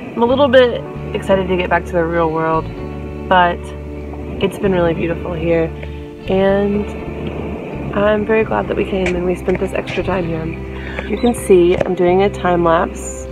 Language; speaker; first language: English; native; English